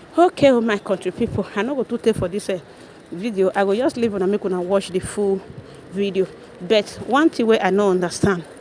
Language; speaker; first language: Nigerian Pidgin; native; Nigerian Pidgin